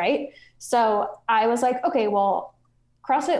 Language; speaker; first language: English; native; English